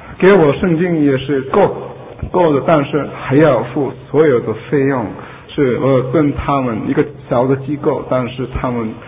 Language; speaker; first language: Chinese; non-native, learner; Korean